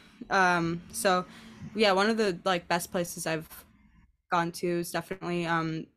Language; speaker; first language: English; native; English